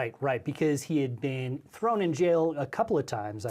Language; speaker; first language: English; native; English